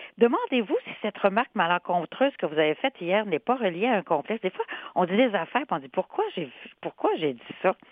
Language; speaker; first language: French; native; French